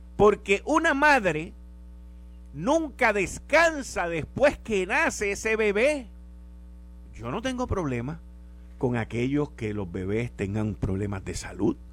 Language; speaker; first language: Spanish; native; Spanish